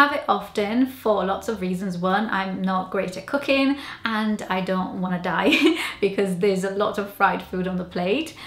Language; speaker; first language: English; non-native, fluent; Portuguese